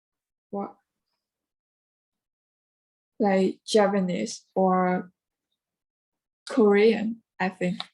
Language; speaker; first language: English; non-native, learner; Vietnamese